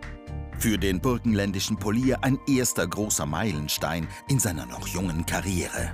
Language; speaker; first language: German; native; German